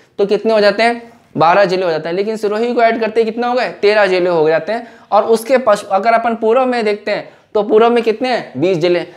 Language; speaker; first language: Hindi; native; Hindi